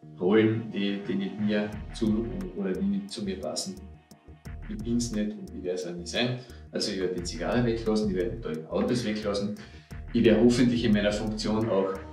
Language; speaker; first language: German; native; German